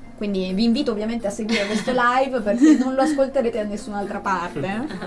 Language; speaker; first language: Italian; native; Italian